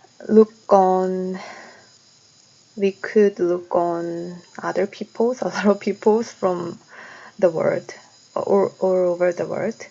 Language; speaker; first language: English; non-native, learner; Korean